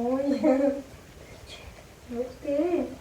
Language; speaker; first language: Russian; non-native, learner; Armenian